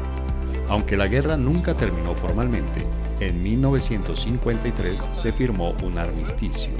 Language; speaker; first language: Spanish; native; Spanish